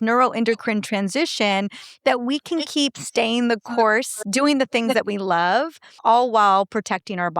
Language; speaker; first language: English; native; English